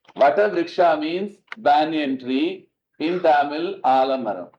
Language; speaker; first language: English; non-native, local second language; Tamil